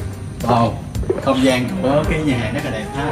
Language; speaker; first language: Vietnamese; native; Vietnamese